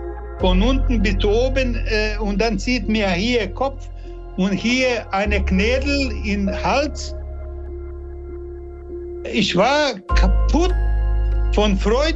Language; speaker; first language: German; non-native, learner; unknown